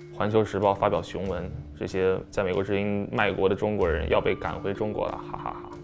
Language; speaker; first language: Chinese; native; Chinese